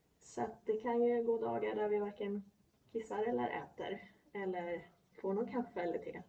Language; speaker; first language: Swedish; early bilingual, other home language; Polish